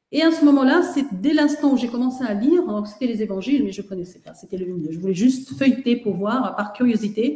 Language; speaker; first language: French; native; French